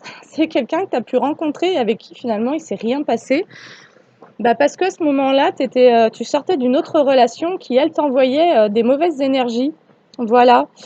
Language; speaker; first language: French; native; French